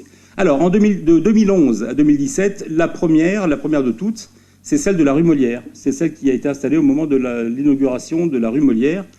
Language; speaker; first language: French; native; French